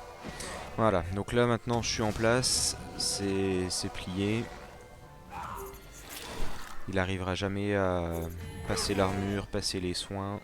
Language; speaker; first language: French; native; French